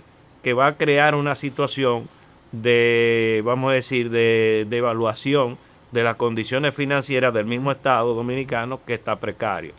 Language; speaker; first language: Spanish; native; Spanish